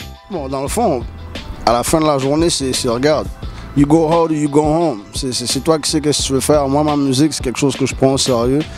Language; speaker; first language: French; early bilingual, heritage; French